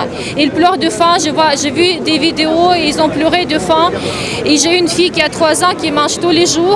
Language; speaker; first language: French; non-native, fluent; Russian